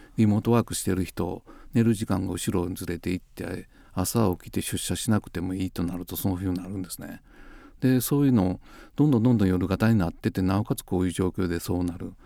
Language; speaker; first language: Japanese; native; Japanese